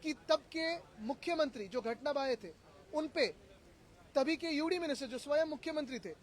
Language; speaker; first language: Hindi; non-native, local second language; Marathi